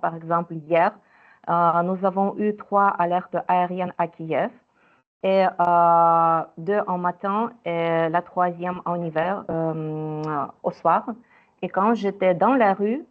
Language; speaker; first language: French; non-native, fluent; Ukrainian